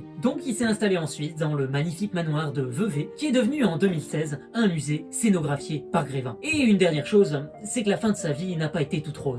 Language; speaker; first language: French; native; French